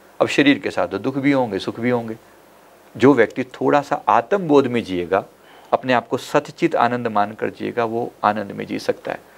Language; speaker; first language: Hindi; native; Hindi